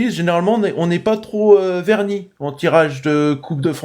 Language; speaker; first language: French; native; French